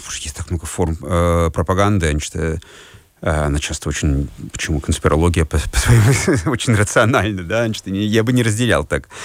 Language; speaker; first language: Russian; non-native, fluent; Lithuanian